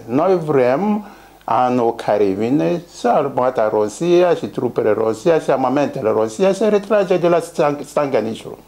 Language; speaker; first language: Romanian; non-native, learner; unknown